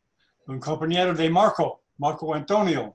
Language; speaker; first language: Spanish; non-native, learner; English